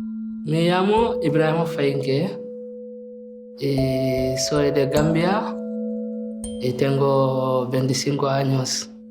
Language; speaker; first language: Spanish; non-native, fluent; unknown